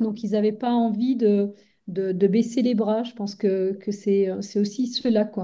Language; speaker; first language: French; native; French